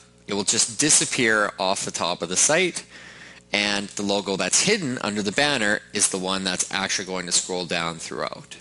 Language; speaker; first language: English; native; English